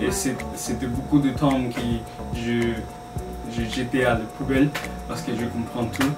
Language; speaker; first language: French; non-native, learner; Japanese